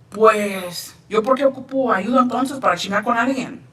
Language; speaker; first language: Spanish; early bilingual, heritage; Spanish